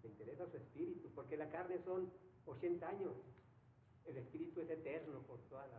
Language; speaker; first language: Spanish; native; Spanish